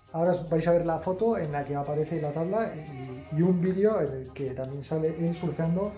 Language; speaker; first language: Spanish; native; Spanish